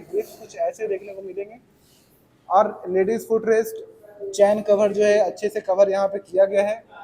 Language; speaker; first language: Hindi; native; Hindi